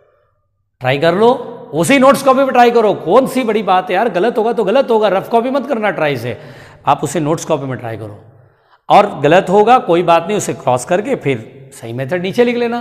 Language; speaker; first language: Hindi; native; Hindi